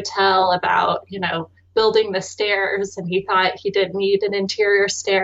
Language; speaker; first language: English; native; English